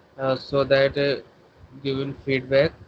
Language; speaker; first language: English; non-native, learner; Hindi